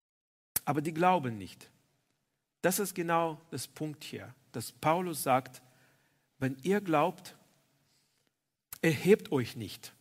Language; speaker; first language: German; non-native, fluent; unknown